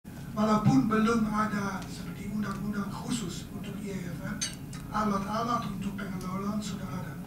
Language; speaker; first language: Indonesian; non-native, fluent; Dutch